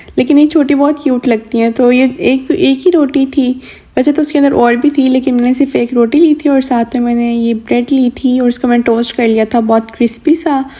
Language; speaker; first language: Urdu; native; Urdu